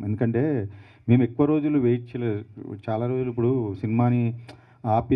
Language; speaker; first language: Telugu; native; Telugu